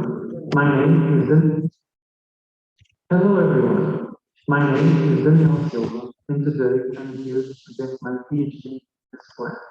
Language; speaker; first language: English; non-native, fluent; Portuguese